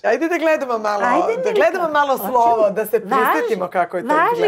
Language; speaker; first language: Serbian; native; Serbian